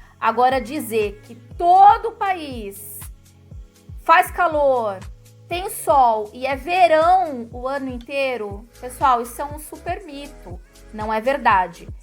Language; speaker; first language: Portuguese; native; Portuguese